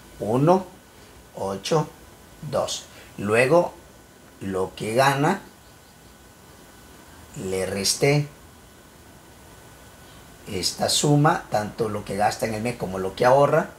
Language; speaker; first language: Spanish; native; Spanish